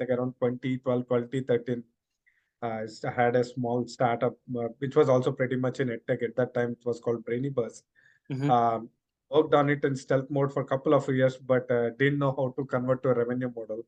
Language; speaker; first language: English; non-native, local second language; Telugu